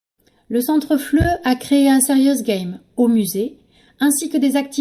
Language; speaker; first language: French; native; French